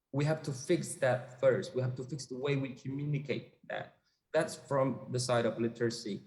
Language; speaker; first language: English; non-native, fluent; Indonesian